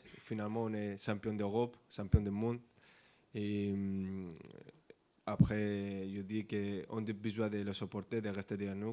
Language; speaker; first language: French; non-native, fluent; Spanish